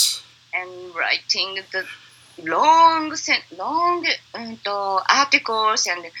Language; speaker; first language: English; non-native, learner; Japanese